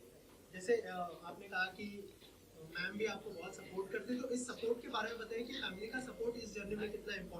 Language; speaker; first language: Hindi; native; Hindi